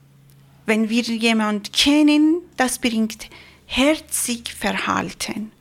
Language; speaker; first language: German; non-native, learner; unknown